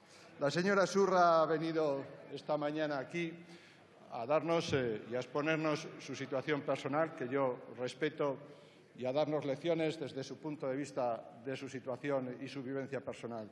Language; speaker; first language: Spanish; native; Spanish